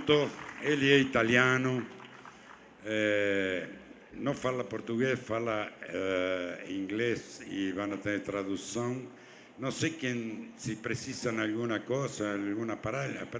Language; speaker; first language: Portuguese; non-native, fluent; Spanish